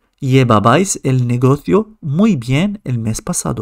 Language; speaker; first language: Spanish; non-native, fluent; Arabic